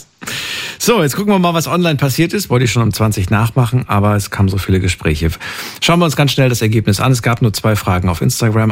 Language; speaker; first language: German; native; German